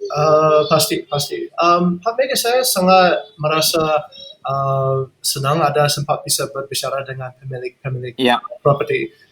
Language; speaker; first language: Indonesian; non-native, fluent; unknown